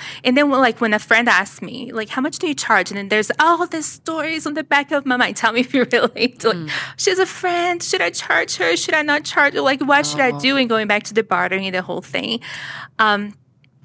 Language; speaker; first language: English; non-native, fluent; Portuguese